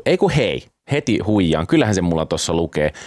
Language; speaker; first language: Finnish; native; Finnish